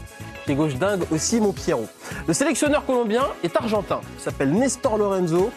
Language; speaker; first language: French; native; French